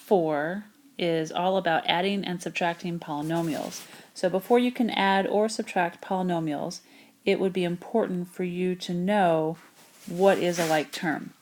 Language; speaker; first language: English; native; English